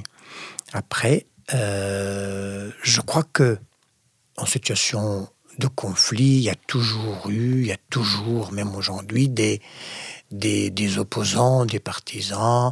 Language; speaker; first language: French; non-native, fluent; Arabic